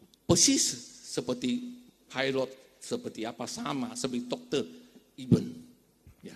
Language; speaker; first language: Indonesian; non-native, fluent; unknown